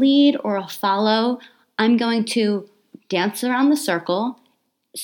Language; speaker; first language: English; native; English